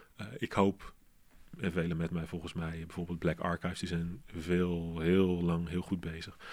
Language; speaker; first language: Dutch; native; Dutch